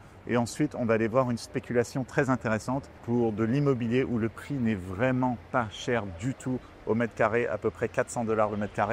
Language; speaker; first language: French; native; French